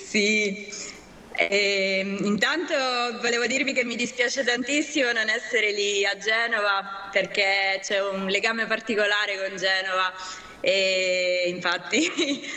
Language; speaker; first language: Italian; native; Italian